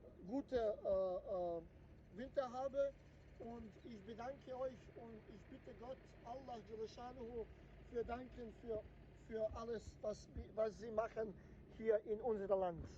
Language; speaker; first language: German; non-native, learner; Bosnian